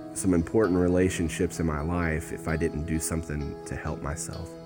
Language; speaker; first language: English; native; English